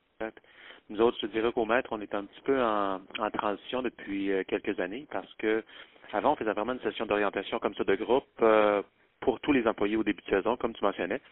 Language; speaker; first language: French; native; French